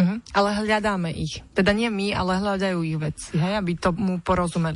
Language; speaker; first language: Slovak; native; Slovak